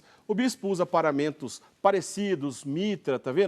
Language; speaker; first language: Portuguese; native; Portuguese